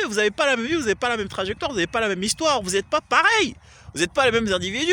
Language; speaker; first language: French; native; French